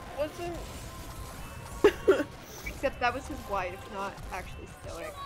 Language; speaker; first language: English; native; English